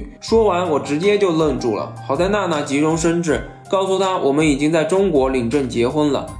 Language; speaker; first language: Chinese; native; Chinese